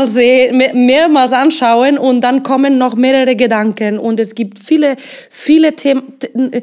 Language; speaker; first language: German; non-native, fluent; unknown